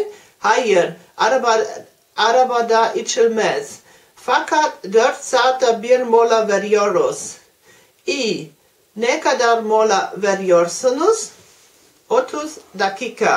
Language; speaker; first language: Turkish; non-native, learner; German